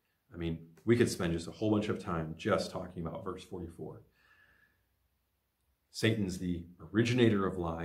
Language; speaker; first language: English; native; English